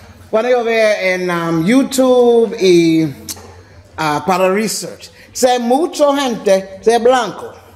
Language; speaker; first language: Spanish; non-native, learner; English